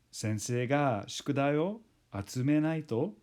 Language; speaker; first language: Japanese; non-native, fluent; English